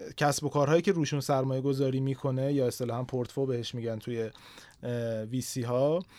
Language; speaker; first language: Persian; native; Persian